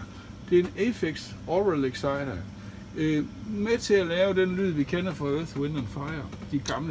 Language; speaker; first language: Danish; native; Danish